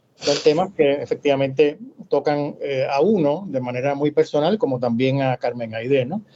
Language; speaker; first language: Spanish; native; Spanish